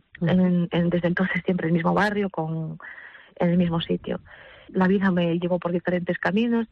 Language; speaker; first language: Spanish; non-native, fluent; Russian